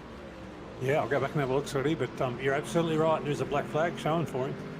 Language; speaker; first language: English; native; English